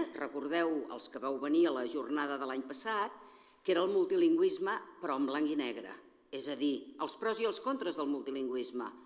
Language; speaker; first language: Catalan; native; Catalan